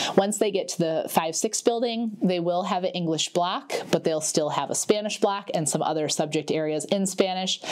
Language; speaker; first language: English; native; English